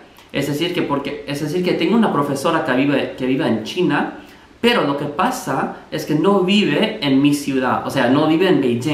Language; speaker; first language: Spanish; non-native, fluent; English